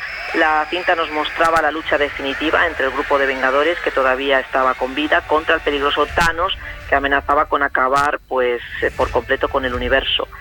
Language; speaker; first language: Spanish; native; Spanish